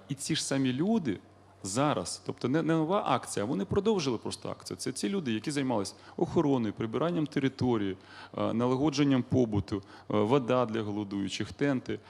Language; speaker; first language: Ukrainian; native; Ukrainian